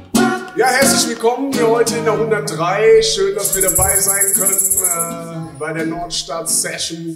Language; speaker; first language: German; native; German